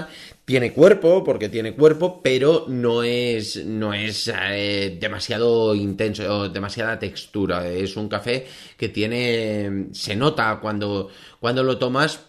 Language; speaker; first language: Spanish; native; Spanish